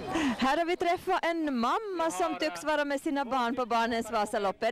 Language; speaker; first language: Swedish; native; Swedish